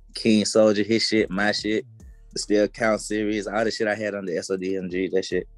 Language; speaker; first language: English; native; English